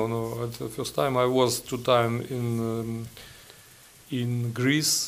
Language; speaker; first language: English; non-native, learner; Ukrainian